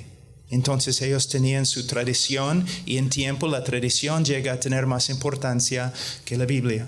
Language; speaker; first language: Spanish; non-native, fluent; English